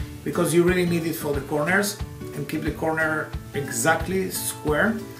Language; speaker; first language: English; non-native, fluent; Hebrew